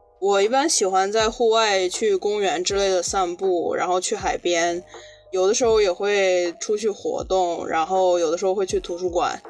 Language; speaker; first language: Chinese; native; Chinese